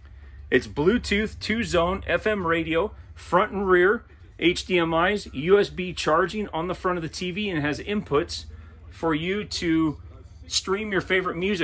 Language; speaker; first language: English; native; English